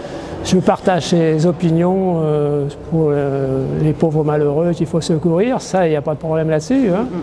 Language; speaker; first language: French; native; French